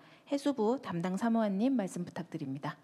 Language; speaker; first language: Korean; native; Korean